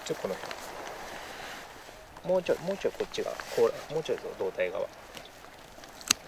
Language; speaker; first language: Japanese; native; Japanese